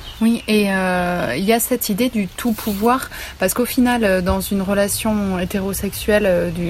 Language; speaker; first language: French; native; French